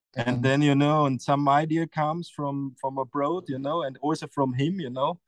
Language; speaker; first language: English; non-native, learner; German